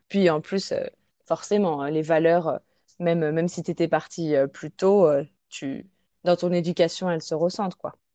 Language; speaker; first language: French; native; French